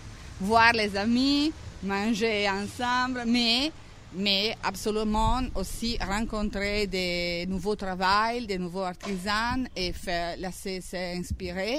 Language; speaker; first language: French; non-native, learner; Italian